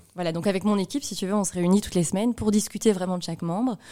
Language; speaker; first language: French; native; French